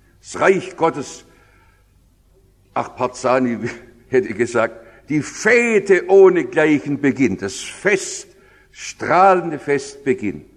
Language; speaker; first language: German; native; German